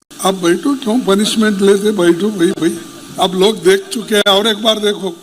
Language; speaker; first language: Hindi; non-native, local second language; Kannada